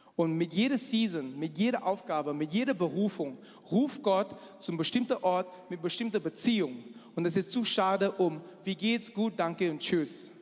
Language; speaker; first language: German; non-native, fluent; Chinese